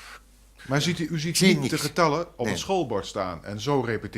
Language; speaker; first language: Dutch; native; Dutch